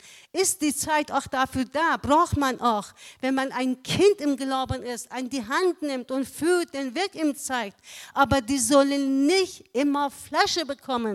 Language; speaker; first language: German; non-native, fluent; Persian